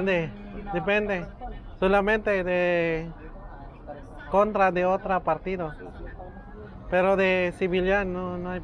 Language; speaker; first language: Spanish; non-native, learner; Filipino